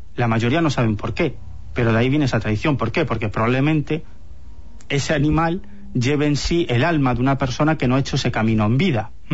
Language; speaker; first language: Spanish; native; Spanish